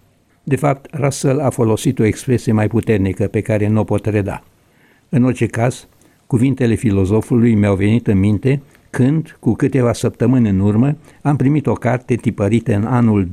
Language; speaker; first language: Romanian; native; Romanian